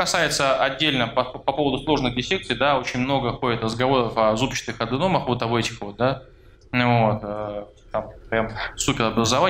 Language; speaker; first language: Russian; native; Russian